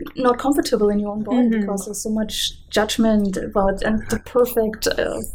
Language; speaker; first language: English; non-native, fluent; German